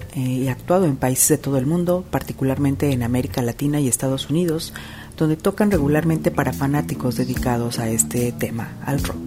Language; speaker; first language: Spanish; native; Spanish